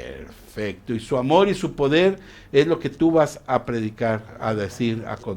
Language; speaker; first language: Spanish; native; Spanish